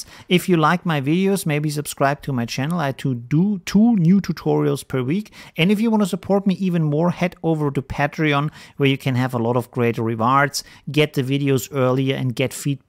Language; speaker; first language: English; non-native, fluent; German